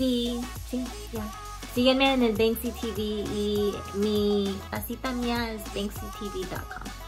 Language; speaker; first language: Spanish; early bilingual, heritage; Spanish